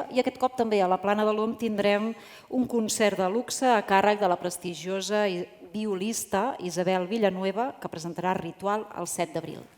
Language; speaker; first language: Catalan; native; Catalan